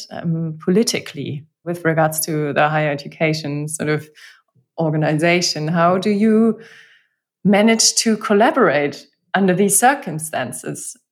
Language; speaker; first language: English; non-native, fluent; German